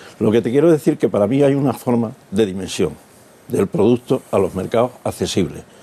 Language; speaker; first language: Spanish; native; Spanish